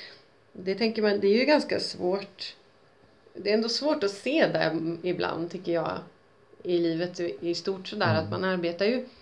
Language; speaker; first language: Swedish; native; Swedish